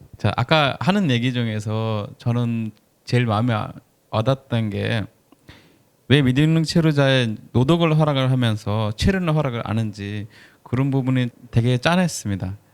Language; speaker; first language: Korean; non-native, fluent; Bangla